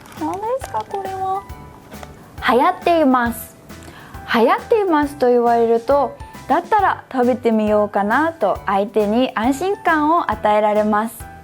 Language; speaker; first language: Japanese; native; Japanese